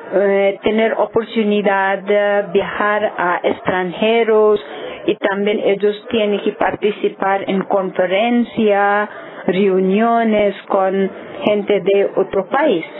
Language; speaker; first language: Spanish; non-native, learner; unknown